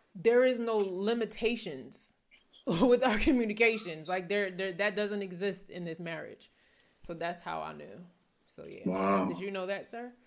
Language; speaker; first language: English; native; English